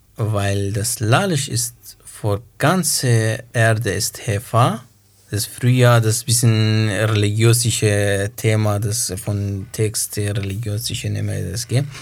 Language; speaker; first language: German; non-native, learner; Kurdish